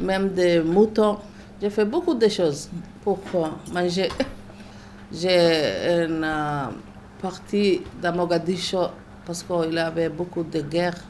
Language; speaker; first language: French; non-native, learner; Somali